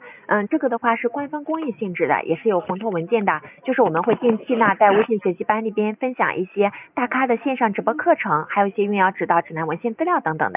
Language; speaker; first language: Chinese; native; Chinese